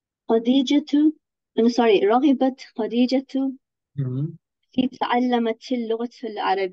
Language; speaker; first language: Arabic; non-native, learner; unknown